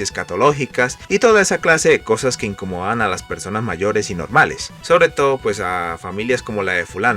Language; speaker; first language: Spanish; native; Spanish